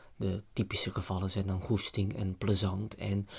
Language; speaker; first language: Dutch; native; Dutch